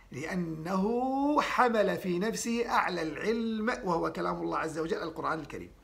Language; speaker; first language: Arabic; native; Arabic